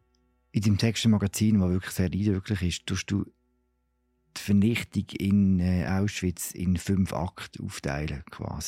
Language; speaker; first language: German; native; German